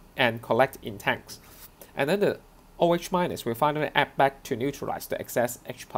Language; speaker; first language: English; non-native, local second language; Cantonese